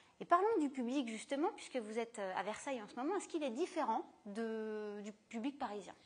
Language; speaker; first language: French; native; French